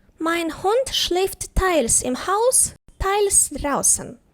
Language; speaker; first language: German; non-native, fluent; Ukrainian